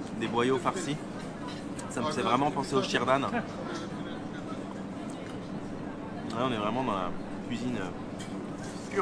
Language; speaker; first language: French; native; French